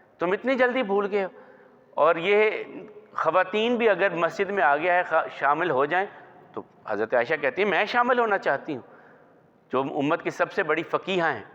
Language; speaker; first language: Urdu; non-native, local second language; Punjabi